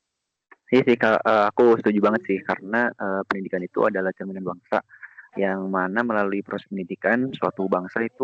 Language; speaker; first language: Indonesian; native; Indonesian